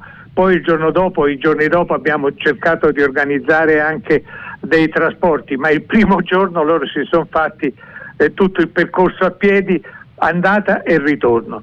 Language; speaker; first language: Italian; native; Italian